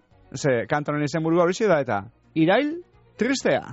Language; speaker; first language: Basque; native; Basque